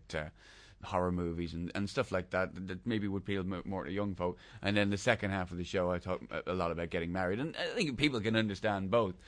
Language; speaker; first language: English; native; English